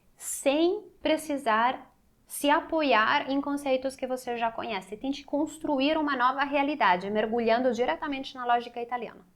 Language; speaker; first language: Portuguese; non-native, fluent; Italian